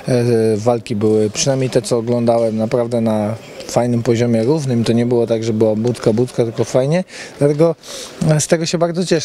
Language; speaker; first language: Polish; native; Polish